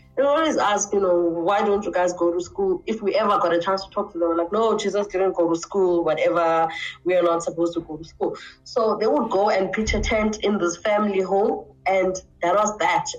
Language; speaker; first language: English; non-native, local second language; Xhosa